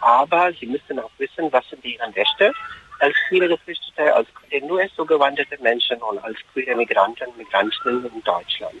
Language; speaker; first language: German; non-native, fluent; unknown